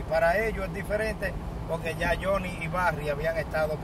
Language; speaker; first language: Spanish; native; Spanish